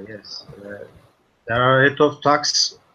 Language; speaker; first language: English; non-native, learner; Turkish